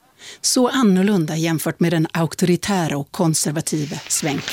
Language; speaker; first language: Swedish; native; Swedish